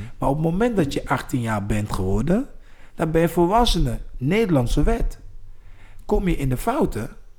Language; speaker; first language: Dutch; non-native, fluent; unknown